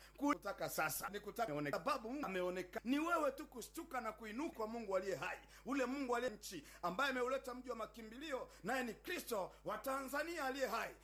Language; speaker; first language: Swahili; native; Swahili